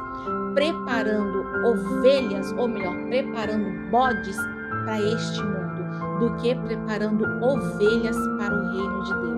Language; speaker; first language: Portuguese; native; Portuguese